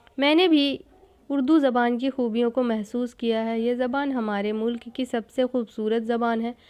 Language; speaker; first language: Urdu; native; Urdu